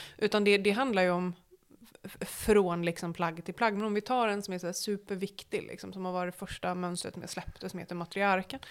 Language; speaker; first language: Swedish; native; Swedish